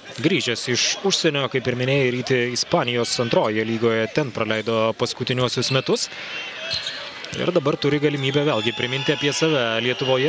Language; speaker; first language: Lithuanian; native; Lithuanian